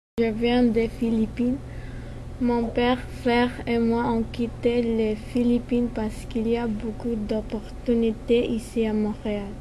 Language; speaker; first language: French; non-native, learner; Filipino